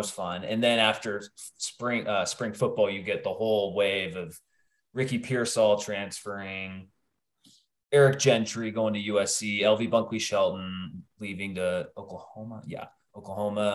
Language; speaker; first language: English; native; English